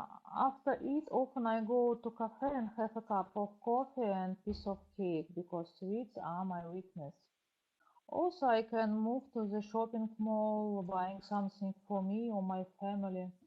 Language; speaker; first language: English; non-native, learner; Russian